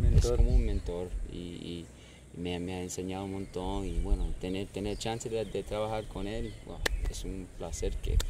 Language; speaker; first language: Spanish; non-native, fluent; English